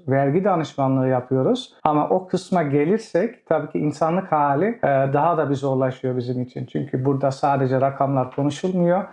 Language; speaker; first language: Turkish; early bilingual, heritage; Turkish